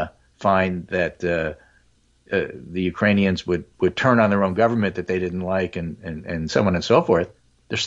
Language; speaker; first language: English; native; English